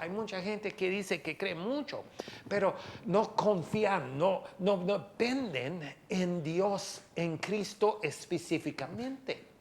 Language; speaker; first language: Spanish; non-native, fluent; English